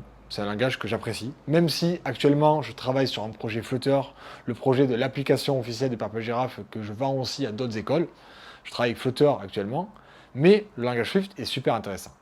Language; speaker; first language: French; native; French